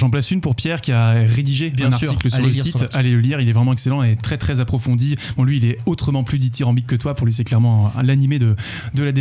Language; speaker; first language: French; native; French